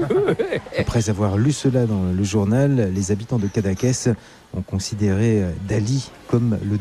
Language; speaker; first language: French; native; French